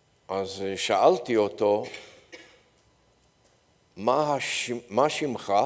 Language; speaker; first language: Hebrew; non-native, fluent; Polish